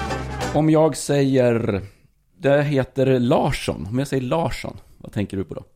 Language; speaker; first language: Swedish; native; Swedish